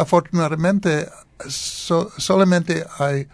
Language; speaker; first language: Spanish; non-native, learner; English